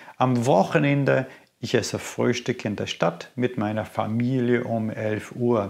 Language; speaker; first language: German; native; German